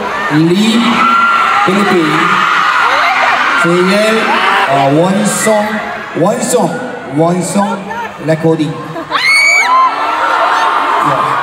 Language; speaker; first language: English; non-native, learner; Korean